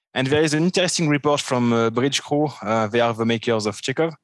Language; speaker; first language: English; non-native, fluent; French